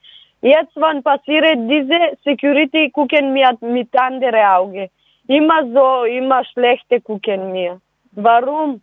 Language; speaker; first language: German; non-native, learner; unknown